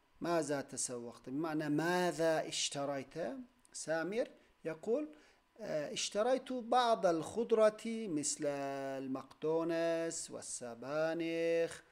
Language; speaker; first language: Arabic; non-native, fluent; Turkish